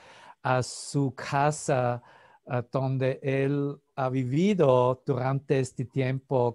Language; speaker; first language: Spanish; non-native, fluent; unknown